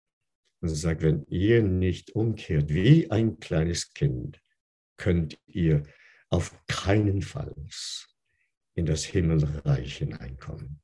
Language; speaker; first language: German; non-native, fluent; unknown